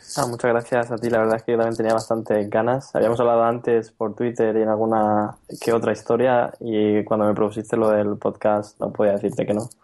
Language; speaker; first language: Spanish; native; Spanish